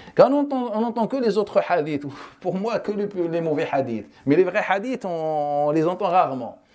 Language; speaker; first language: French; non-native, local second language; Wolof